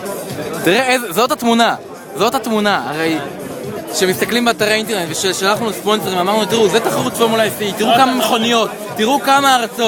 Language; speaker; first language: Hebrew; native; Hebrew